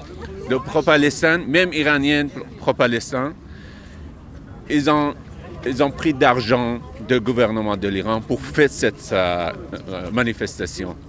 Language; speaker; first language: French; non-native, learner; Persian